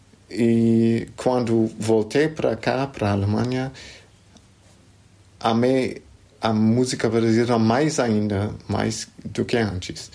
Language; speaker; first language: Portuguese; non-native, fluent; German